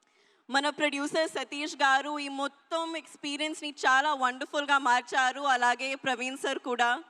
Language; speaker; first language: Telugu; non-native, learner; Hindi